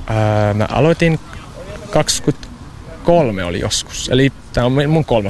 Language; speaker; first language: Finnish; non-native, fluent; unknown